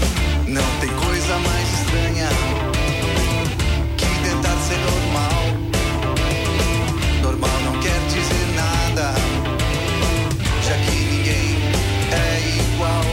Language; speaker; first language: Portuguese; non-native, fluent; French